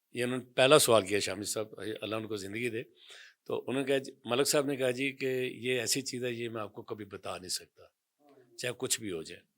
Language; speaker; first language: Urdu; non-native, local second language; Punjabi